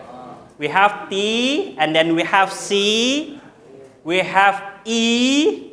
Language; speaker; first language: English; non-native, learner; Indonesian